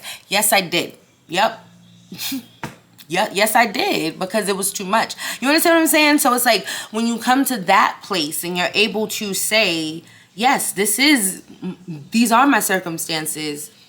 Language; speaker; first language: English; native; English